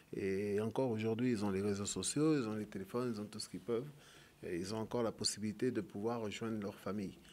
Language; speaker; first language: French; native; French